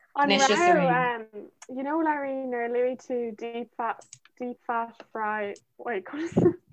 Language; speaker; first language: Irish; non-native, local second language; English